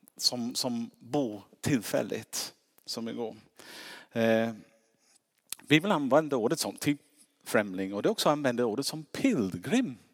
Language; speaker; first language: Swedish; non-native, fluent; English